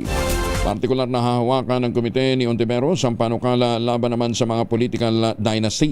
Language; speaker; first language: Filipino; native; Filipino